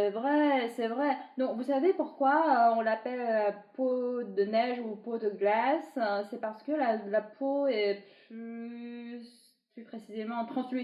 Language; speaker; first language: French; non-native, fluent; Chinese